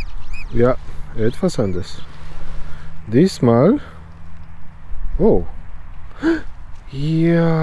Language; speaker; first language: German; non-native, learner; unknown